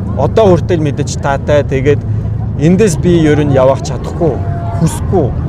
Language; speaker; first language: Mongolian; non-native, fluent; French